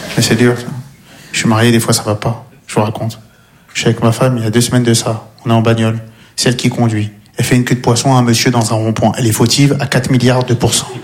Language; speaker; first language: French; native; French